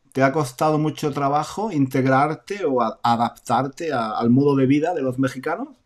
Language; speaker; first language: Spanish; native; Spanish